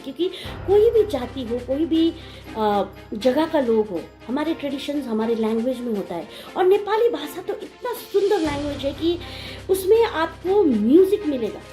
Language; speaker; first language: Hindi; non-native, local second language; Nepali